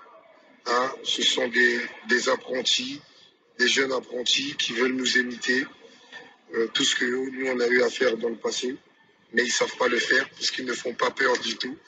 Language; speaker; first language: French; non-native, local second language; Lingala